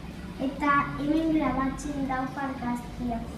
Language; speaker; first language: Basque; non-native, local second language; Spanish